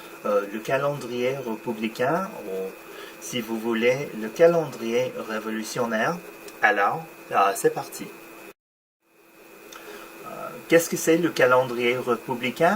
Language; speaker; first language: French; non-native, learner; English